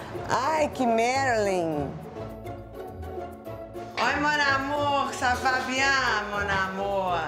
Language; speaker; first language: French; non-native, learner; Portuguese